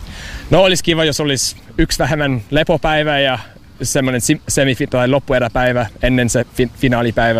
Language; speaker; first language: Finnish; non-native, learner; English